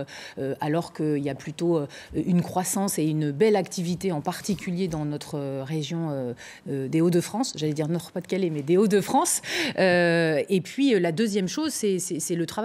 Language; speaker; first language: French; native; French